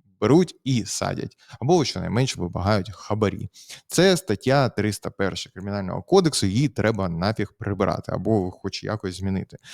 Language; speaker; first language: Ukrainian; native; Ukrainian